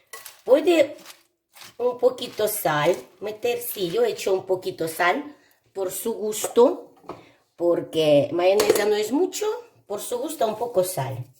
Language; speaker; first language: Spanish; non-native, learner; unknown